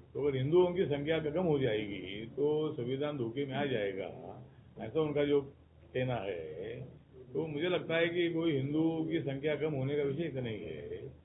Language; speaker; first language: Hindi; non-native, local second language; Marathi